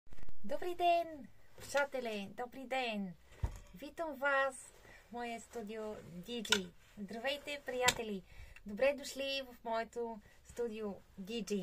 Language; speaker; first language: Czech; non-native, learner; Bulgarian